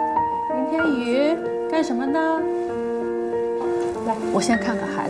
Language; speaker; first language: Chinese; native; Chinese